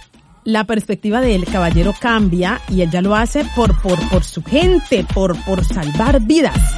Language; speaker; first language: Spanish; native; Spanish